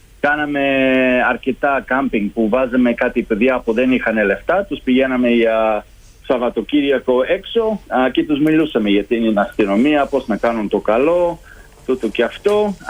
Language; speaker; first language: Greek; early bilingual, heritage; Greek